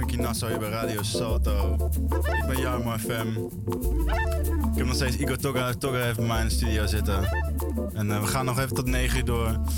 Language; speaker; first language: Dutch; native; Dutch